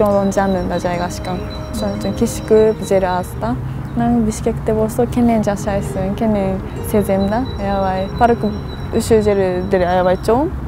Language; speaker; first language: Kyrgyz; non-native, fluent; Japanese